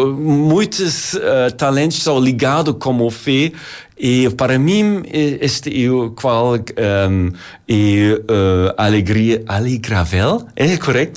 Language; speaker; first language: Portuguese; non-native, learner; German